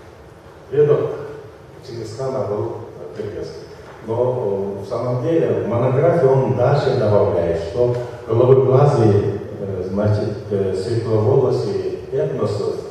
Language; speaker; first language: Russian; non-native, local second language; Kyrgyz